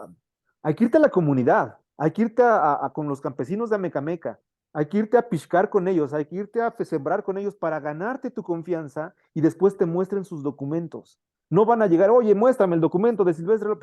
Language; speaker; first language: Spanish; native; Spanish